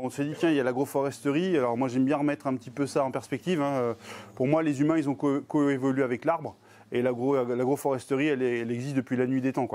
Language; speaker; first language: French; native; French